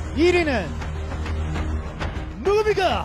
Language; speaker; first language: Korean; native; Korean